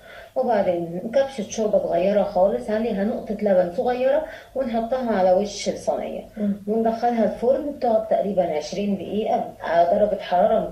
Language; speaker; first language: Arabic; native; Arabic